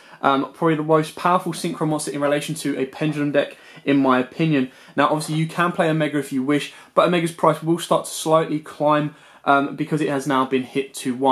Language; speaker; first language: English; native; English